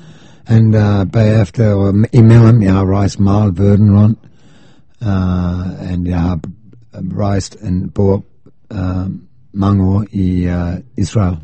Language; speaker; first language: Danish; non-native, fluent; English